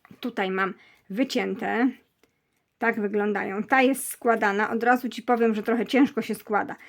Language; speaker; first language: Polish; native; Polish